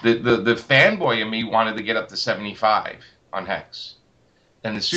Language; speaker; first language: English; native; English